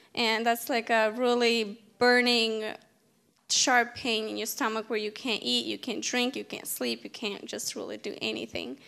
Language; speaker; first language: English; native; English